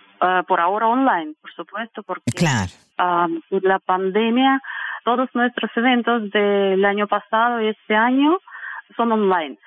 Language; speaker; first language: Spanish; non-native, fluent; Russian